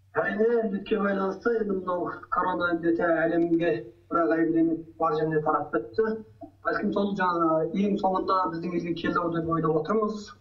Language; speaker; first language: Kazakh; early bilingual, heritage; Kazakh